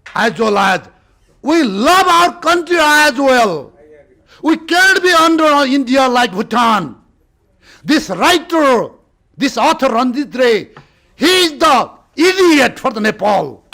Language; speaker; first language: English; non-native, local second language; Nepali